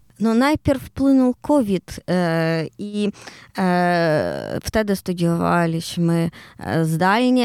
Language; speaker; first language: Polish; non-native, learner; Ukrainian